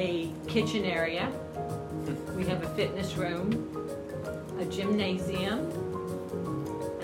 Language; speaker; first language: English; native; English